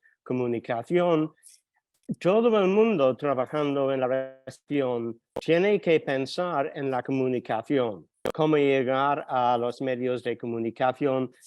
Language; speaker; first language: Spanish; non-native, fluent; English